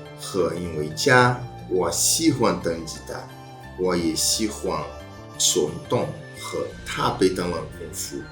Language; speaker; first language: Chinese; non-native, learner; Portuguese